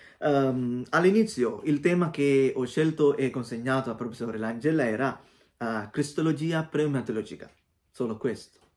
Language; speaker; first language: Italian; non-native, fluent; Sinhala